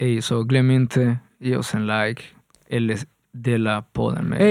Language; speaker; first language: Swedish; non-native, fluent; Spanish